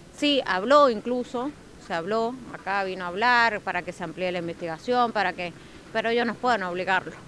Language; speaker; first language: Spanish; native; Spanish